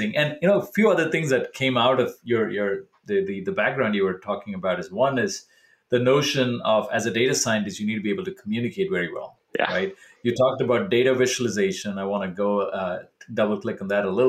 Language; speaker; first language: English; non-native, local second language; Tamil